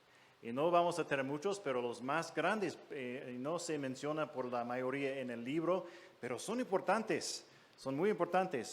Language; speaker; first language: Spanish; non-native, fluent; English